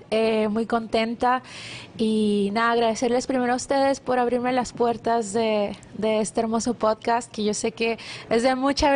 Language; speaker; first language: Spanish; native; Spanish